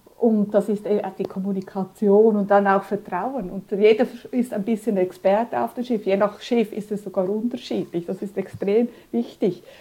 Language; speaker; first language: German; early bilingual, other home language; Spanish